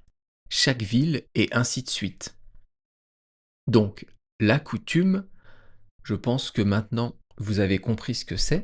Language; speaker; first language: French; native; French